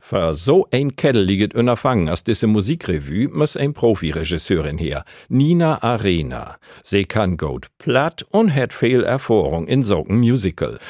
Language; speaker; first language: German; native; German